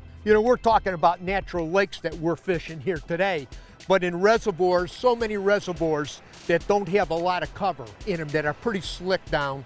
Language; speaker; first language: English; native; English